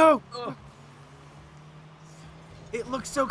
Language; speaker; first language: English; native; English